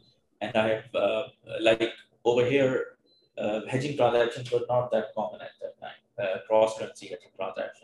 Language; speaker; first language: English; non-native, local second language; Urdu